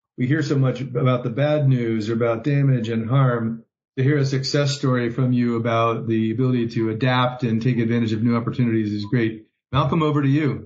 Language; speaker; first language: English; native; English